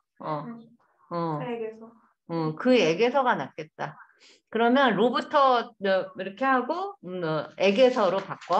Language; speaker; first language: Korean; native; Korean